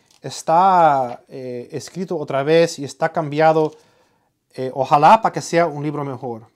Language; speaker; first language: Spanish; early bilingual, heritage; Spanish